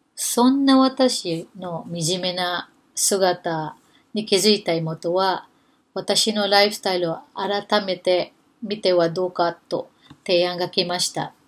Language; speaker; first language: Japanese; non-native, fluent; Filipino